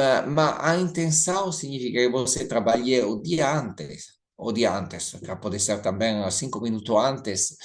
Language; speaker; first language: Portuguese; non-native, learner; Italian